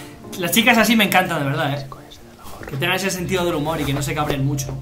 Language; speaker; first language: Spanish; native; Spanish